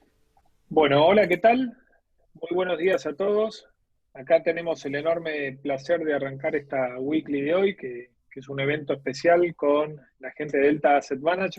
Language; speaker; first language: Spanish; native; Spanish